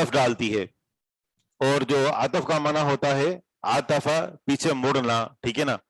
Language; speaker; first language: Urdu; native; Urdu